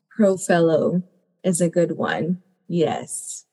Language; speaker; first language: English; non-native, fluent; Spanish